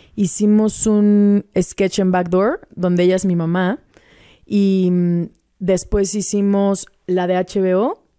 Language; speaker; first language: Spanish; native; Spanish